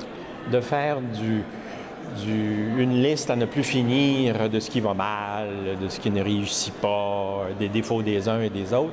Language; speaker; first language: French; native; French